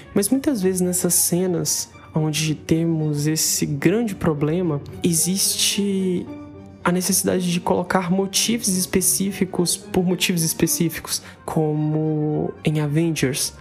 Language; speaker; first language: Portuguese; native; Portuguese